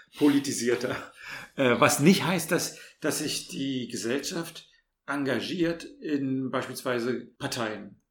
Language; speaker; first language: German; native; German